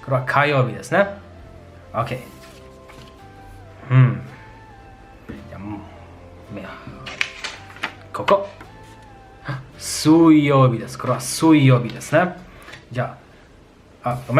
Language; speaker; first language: Japanese; non-native, fluent; Polish